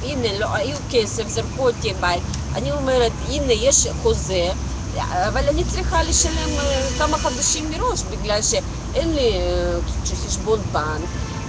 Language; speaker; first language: Hebrew; non-native, local second language; Russian